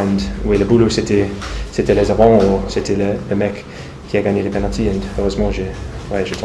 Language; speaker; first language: French; non-native, fluent; English